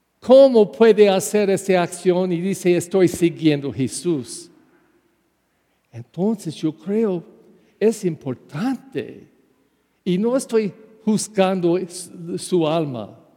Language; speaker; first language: Spanish; non-native, fluent; English